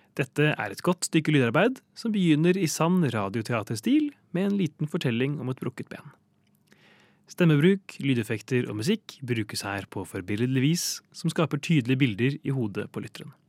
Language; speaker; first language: Norwegian; native; Norwegian